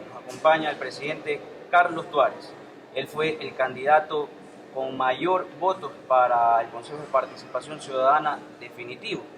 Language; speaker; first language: Spanish; native; Spanish